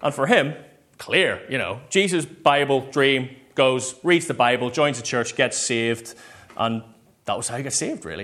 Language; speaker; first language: English; native; English